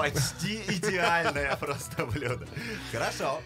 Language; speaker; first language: Russian; native; Russian